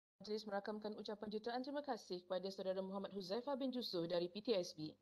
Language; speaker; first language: Malay; native; Malay